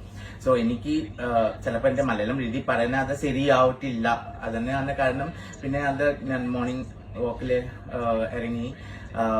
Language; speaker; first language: Malayalam; non-native, fluent; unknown